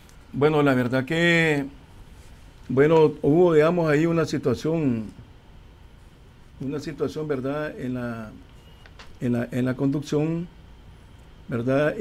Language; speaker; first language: Spanish; native; Spanish